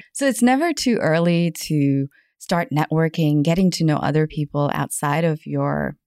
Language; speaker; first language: English; non-native, fluent; German